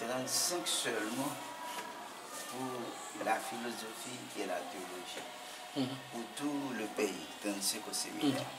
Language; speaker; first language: French; non-native, local second language; Haitian Creole